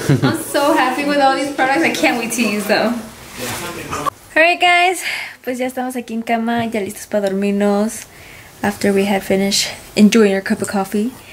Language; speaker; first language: English; early bilingual, other home language; Spanish